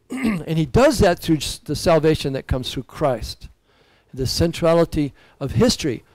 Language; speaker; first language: English; native; English